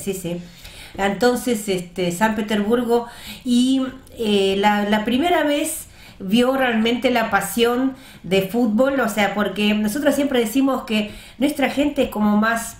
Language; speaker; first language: Spanish; early bilingual, heritage; Russian